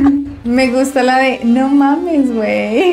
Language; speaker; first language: Spanish; native; Spanish